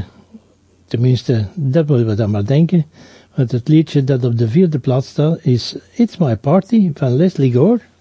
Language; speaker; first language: Dutch; native; Dutch